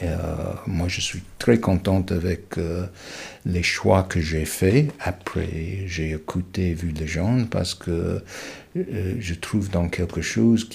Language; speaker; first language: French; non-native, fluent; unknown